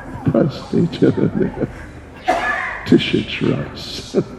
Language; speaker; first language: Russian; non-native, learner; English